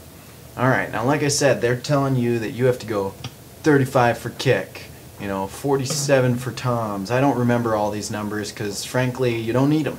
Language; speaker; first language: English; native; English